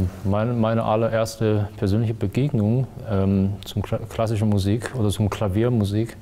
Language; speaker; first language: German; non-native, fluent; Chinese